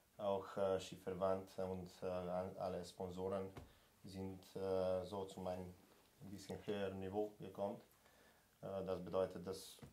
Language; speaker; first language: German; non-native, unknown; Slovenian